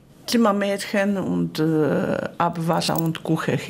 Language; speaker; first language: German; non-native, learner; Croatian